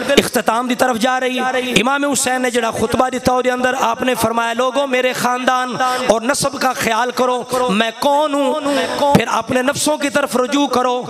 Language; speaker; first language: Urdu; non-native, local second language; Punjabi